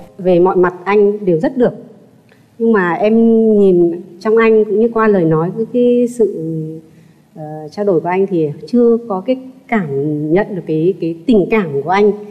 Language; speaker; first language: Vietnamese; native; Vietnamese